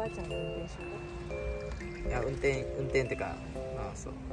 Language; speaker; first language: Japanese; non-native, fluent; Vietnamese